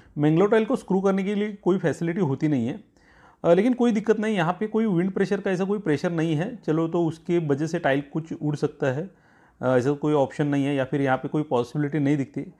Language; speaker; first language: Hindi; non-native, local second language; Marathi